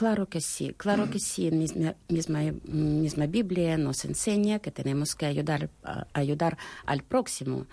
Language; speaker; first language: Spanish; non-native, fluent; Russian